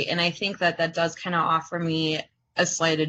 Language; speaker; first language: English; early bilingual, other home language; Croatian